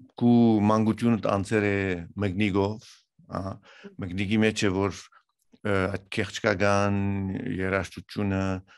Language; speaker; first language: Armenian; early bilingual, heritage; Armenian